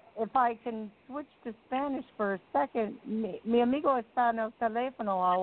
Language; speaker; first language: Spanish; non-native, learner; English